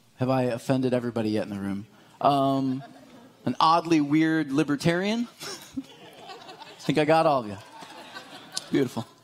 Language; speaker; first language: English; native; English